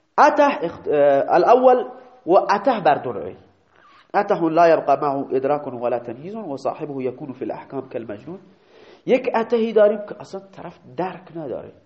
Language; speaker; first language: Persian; non-native, local second language; Baluchi